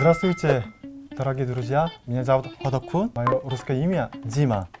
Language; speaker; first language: Russian; non-native, fluent; Korean